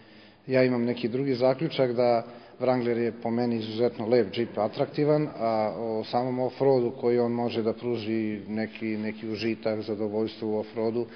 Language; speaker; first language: Bosnian; native; Bosnian